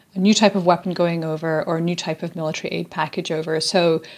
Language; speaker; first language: English; native; English